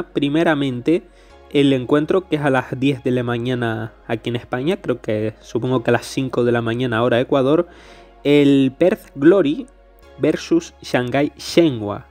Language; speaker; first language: Spanish; native; Spanish